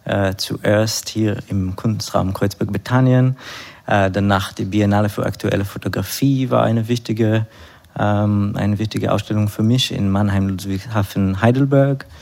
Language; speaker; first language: German; non-native, fluent; Hebrew